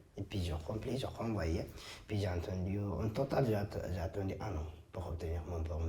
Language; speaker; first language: French; non-native, fluent; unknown